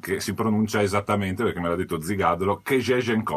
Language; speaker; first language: Italian; native; Italian